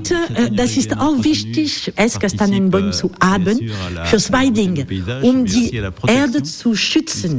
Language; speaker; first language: German; non-native, learner; French